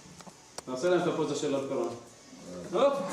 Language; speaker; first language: Hebrew; native; Hebrew